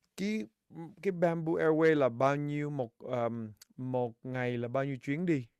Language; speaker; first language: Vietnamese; early bilingual, heritage; Vietnamese